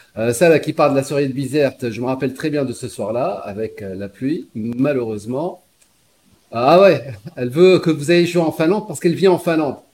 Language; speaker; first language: French; non-native, local second language; Arabic